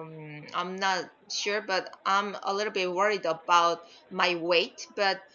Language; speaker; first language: English; non-native, fluent; Korean